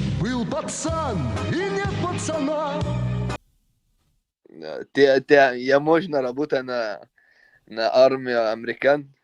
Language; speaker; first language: Russian; non-native, learner; Arabic